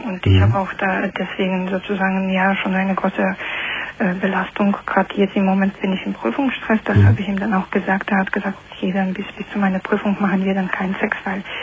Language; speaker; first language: German; non-native, fluent; Polish